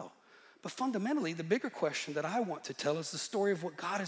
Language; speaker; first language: English; native; English